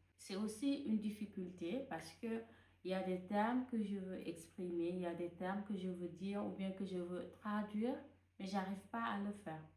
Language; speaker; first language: French; non-native, local second language; Wolof